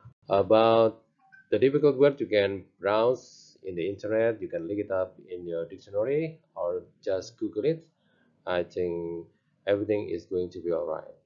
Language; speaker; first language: English; non-native, fluent; Indonesian